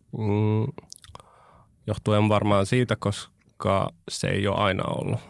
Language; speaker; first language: Finnish; early bilingual, other home language; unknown